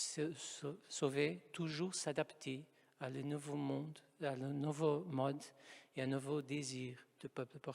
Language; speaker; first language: French; non-native, fluent; Portuguese